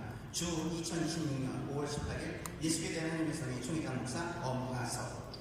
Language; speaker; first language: Korean; native; Korean